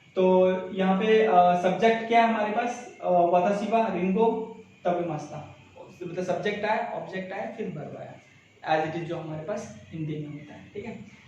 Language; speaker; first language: Hindi; native; Hindi